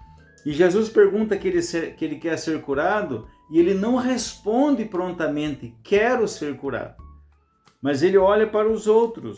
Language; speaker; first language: Portuguese; native; Portuguese